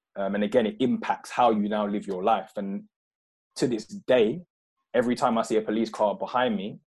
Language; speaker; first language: English; native; English